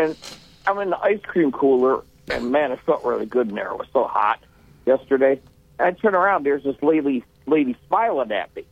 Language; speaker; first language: English; native; English